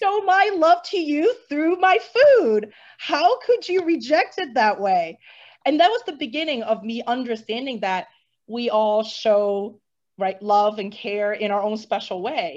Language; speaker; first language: English; native; English